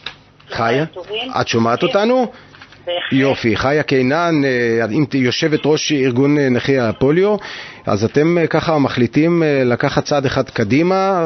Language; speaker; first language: Hebrew; native; Hebrew